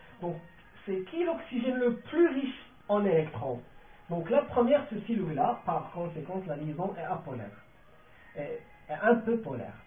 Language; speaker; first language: French; non-native, local second language; Arabic